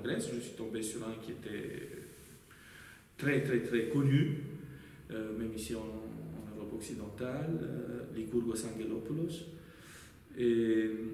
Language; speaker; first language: French; non-native, fluent; Romanian